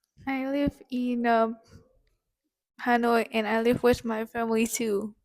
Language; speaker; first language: English; non-native, learner; Vietnamese